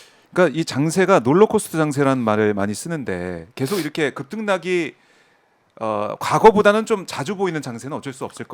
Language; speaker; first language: Korean; native; Korean